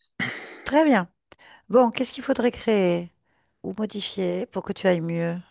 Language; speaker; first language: French; native; French